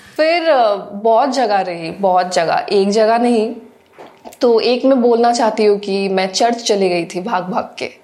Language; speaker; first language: Hindi; non-native, local second language; Assamese